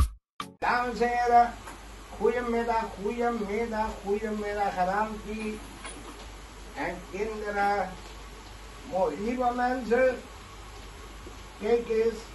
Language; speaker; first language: Dutch; non-native, local second language; Caribbean Hindustani